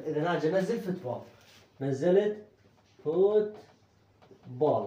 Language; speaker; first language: Arabic; native; Arabic